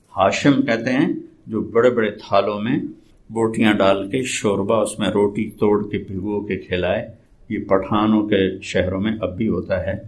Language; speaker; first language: Urdu; non-native, local second language; Saraiki